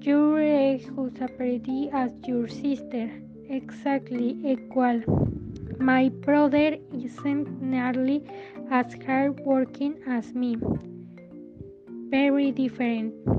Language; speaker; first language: English; non-native, learner; Spanish